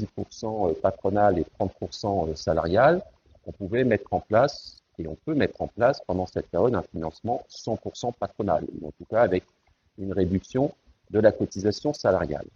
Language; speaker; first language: French; native; French